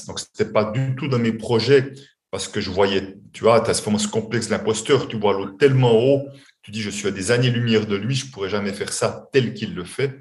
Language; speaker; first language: French; native; French